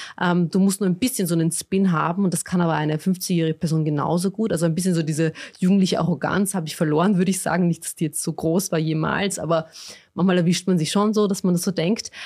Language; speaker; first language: German; early bilingual, other home language; Bosnian